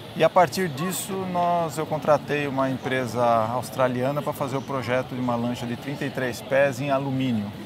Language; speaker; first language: Portuguese; native; Portuguese